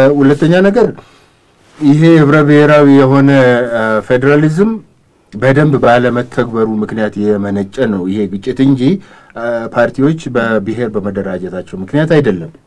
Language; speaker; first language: Amharic; non-native, local second language; Oromo